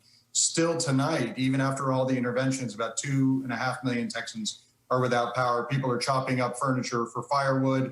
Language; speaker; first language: English; native; English